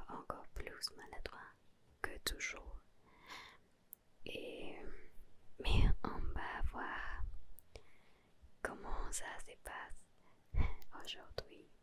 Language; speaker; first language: French; non-native, learner; Spanish